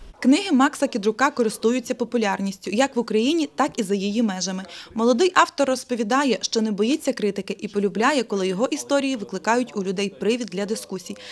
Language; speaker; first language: Ukrainian; native; Ukrainian